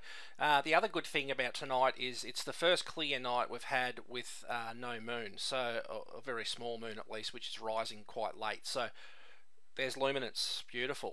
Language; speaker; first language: English; native; English